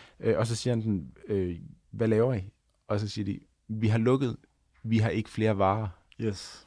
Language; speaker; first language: Danish; native; Danish